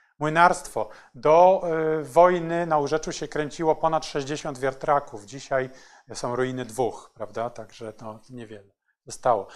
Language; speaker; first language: Polish; native; Polish